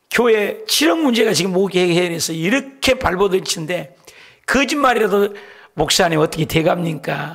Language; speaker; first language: Korean; native; Korean